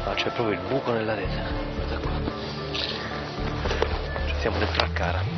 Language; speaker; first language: Italian; native; Italian